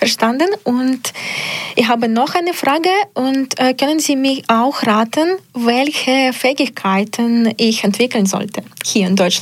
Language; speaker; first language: German; non-native, learner; Ukrainian